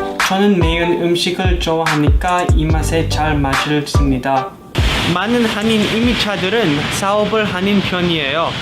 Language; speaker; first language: Korean; early bilingual, heritage; English